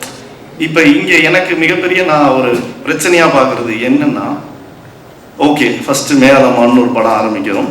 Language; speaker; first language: Tamil; native; Tamil